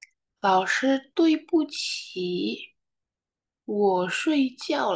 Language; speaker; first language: Chinese; non-native, learner; Indonesian